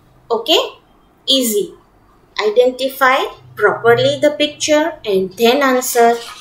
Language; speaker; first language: English; non-native, local second language; Gujarati